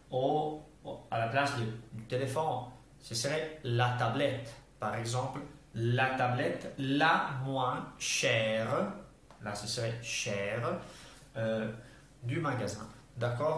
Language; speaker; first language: French; non-native, fluent; Italian